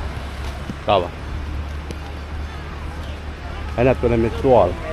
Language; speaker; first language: Finnish; non-native, learner; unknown